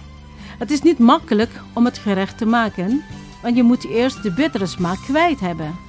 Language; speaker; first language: Dutch; non-native, fluent; Indonesian